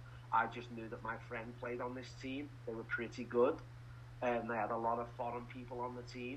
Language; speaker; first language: English; native; English